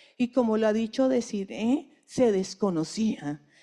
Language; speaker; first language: Spanish; native; Spanish